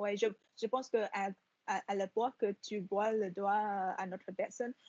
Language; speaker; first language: French; non-native, fluent; Vietnamese